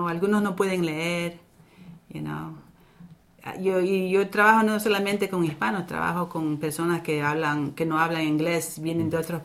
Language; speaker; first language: Spanish; early bilingual, other home language; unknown